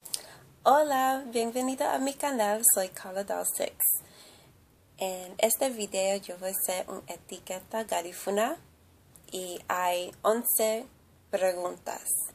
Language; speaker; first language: Spanish; early bilingual, heritage; English